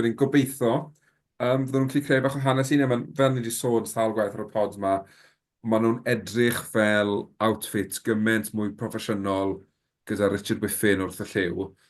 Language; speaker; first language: Welsh; native; Welsh